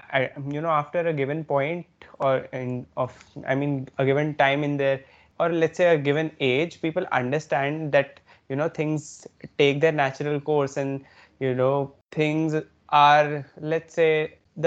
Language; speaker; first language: English; non-native, local second language; Hindi